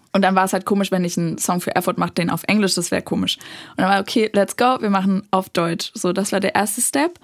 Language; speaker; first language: German; native; German